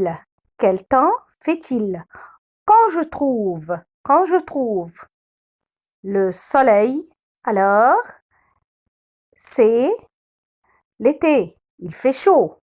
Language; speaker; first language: French; non-native, fluent; Arabic